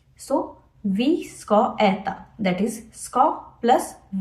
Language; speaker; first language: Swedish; non-native, fluent; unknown